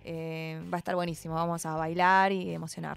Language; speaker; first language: Spanish; early bilingual, other home language; Chinese